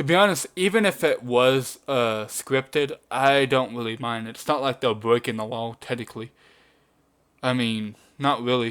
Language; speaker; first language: English; native; English